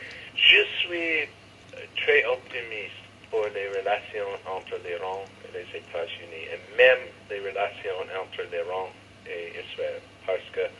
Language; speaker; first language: French; non-native, learner; English